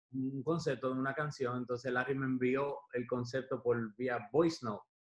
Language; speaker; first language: Spanish; native; Spanish